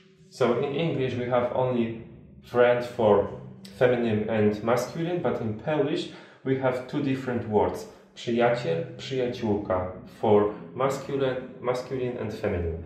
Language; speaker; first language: English; non-native, fluent; Polish